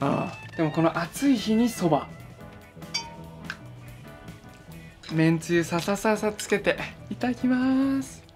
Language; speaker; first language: Japanese; native; Japanese